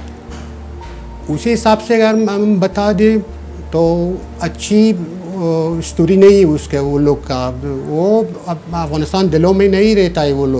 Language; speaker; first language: Hindi; non-native, fluent; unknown